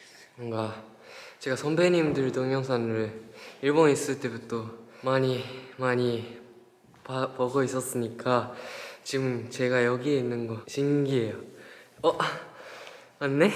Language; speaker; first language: Korean; non-native, fluent; Japanese